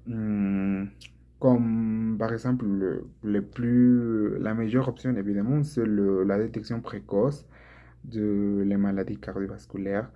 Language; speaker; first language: French; non-native, learner; Spanish